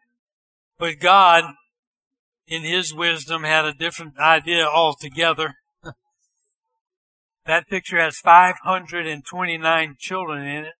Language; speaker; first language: English; native; English